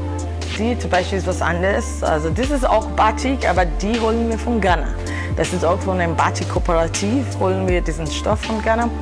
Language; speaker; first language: German; non-native, fluent; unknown